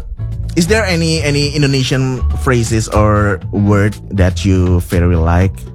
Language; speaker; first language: English; non-native, fluent; Indonesian